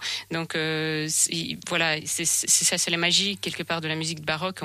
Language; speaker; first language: French; non-native, fluent; Russian